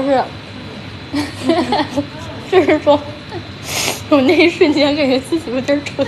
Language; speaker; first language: Chinese; native; Chinese